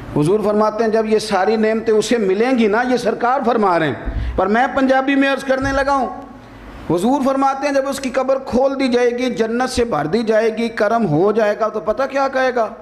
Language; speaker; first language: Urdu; non-native, local second language; Punjabi